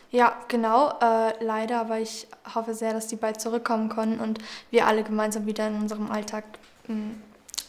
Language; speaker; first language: German; early bilingual, other home language; Georgian